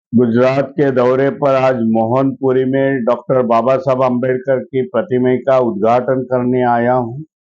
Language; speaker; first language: Hindi; non-native, local second language; Marathi